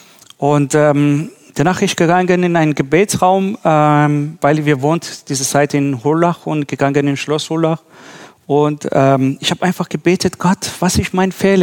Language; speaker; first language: German; non-native, learner; Persian